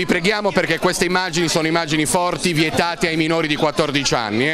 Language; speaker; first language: Italian; native; Italian